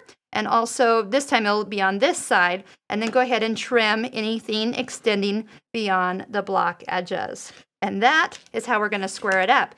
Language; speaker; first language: English; native; English